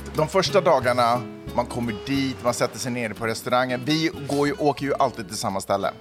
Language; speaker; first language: Swedish; native; Swedish